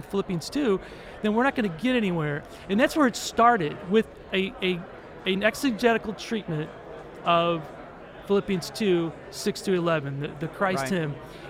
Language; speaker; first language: English; native; English